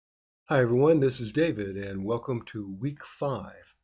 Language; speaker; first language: English; native; English